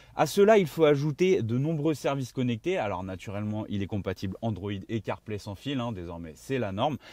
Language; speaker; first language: French; native; French